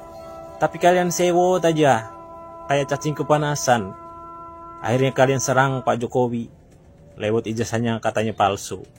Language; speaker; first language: Indonesian; native; Indonesian